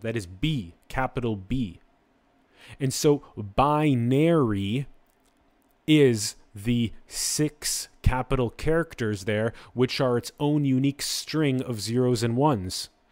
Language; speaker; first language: English; native; English